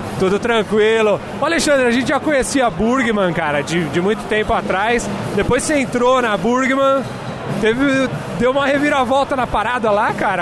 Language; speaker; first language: Portuguese; native; Portuguese